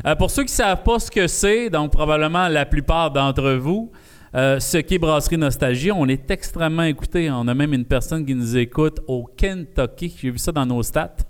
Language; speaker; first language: French; native; French